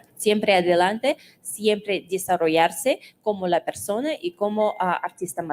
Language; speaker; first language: Spanish; non-native, fluent; Russian